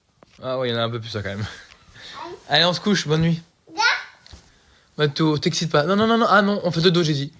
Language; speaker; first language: French; native; French